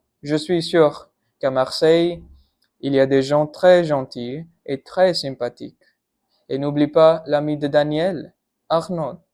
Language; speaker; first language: French; non-native, learner; Punjabi